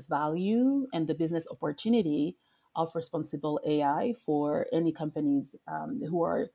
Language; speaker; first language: English; non-native, fluent; French